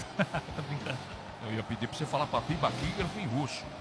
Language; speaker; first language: Portuguese; native; Portuguese